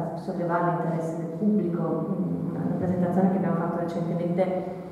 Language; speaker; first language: Italian; native; Italian